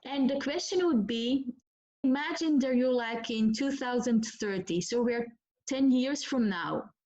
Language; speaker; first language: English; non-native, fluent; Dutch